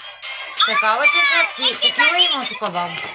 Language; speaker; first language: Bulgarian; non-native, local second language; Turkish